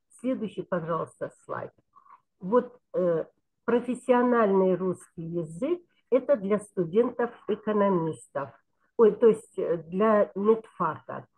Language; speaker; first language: Russian; non-native, local second language; Kyrgyz